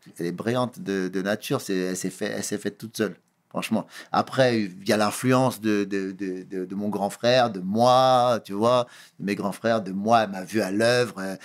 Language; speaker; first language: French; early bilingual, other home language; Kabuverdianu